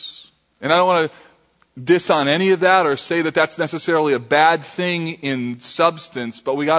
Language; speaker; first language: English; native; English